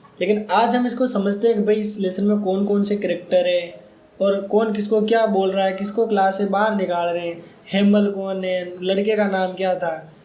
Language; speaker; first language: Hindi; native; Hindi